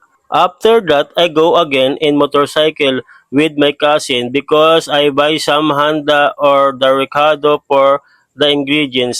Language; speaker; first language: English; non-native, learner; Filipino